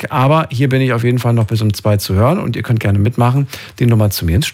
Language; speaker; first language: German; native; German